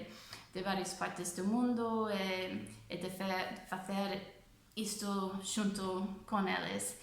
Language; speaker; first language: Portuguese; non-native, fluent; English